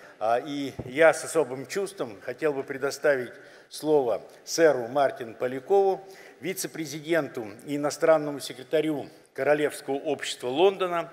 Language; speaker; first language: Russian; native; Russian